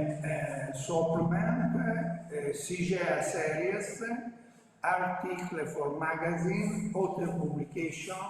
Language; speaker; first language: English; non-native, learner; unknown